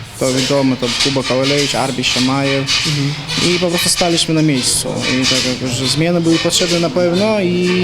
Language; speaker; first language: Polish; non-native, learner; Chechen